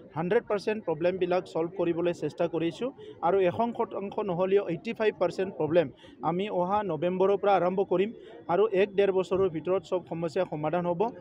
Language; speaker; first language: Assamese; non-native, local second language; Bodo